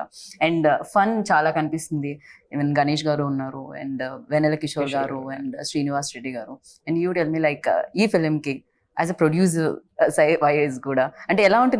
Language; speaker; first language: Telugu; native; Telugu